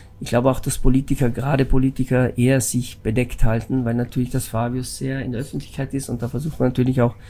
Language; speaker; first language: German; non-native, fluent; Italian